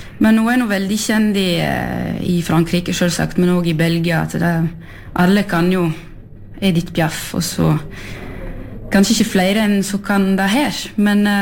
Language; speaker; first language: Norwegian; early bilingual, heritage; French